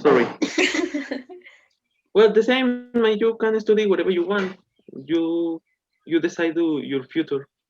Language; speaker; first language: English; non-native, learner; Spanish